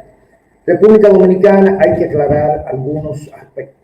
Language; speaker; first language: Spanish; native; Spanish